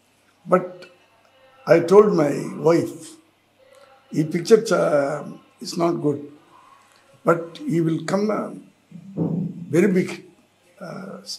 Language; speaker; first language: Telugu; non-native, learner; Tamil